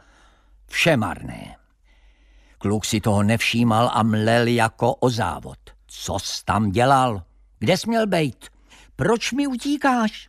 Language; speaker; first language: Czech; native; Czech